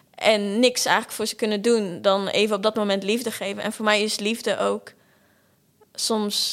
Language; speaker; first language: Dutch; early bilingual, other home language; Portuguese